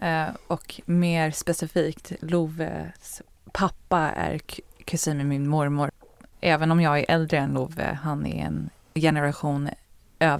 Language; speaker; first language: Swedish; early bilingual, heritage; Swedish